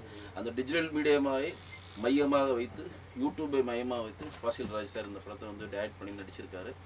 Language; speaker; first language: Tamil; native; Tamil